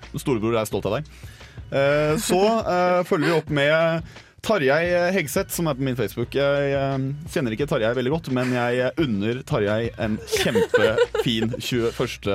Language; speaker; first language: Norwegian; native; Norwegian